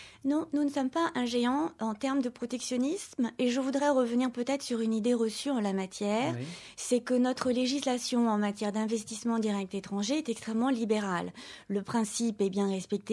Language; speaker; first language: French; native; French